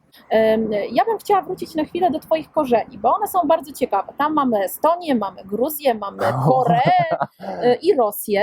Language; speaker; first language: Polish; native; Polish